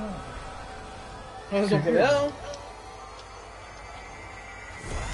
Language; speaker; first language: French; native; French